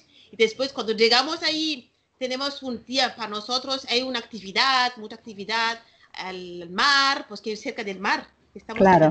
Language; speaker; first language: Spanish; non-native, learner; Malagasy